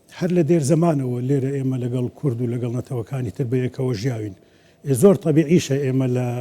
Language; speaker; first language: Central Kurdish; non-native, local second language; Azerbaijani